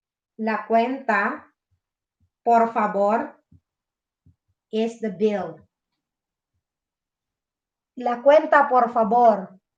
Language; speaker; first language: Spanish; non-native, fluent; Filipino